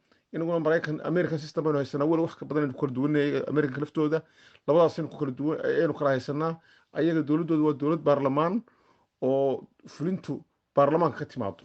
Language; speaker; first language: Somali; native; Somali